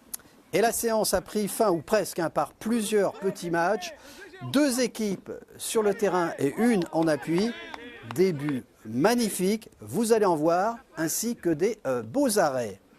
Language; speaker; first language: French; native; French